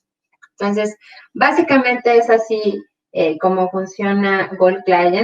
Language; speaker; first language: Spanish; native; Spanish